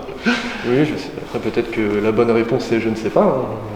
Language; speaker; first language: French; native; French